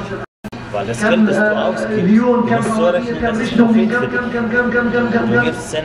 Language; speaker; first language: German; non-native, fluent; Arabic